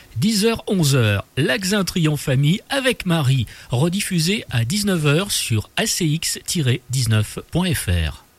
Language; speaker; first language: French; native; French